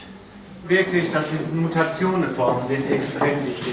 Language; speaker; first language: German; non-native, fluent; French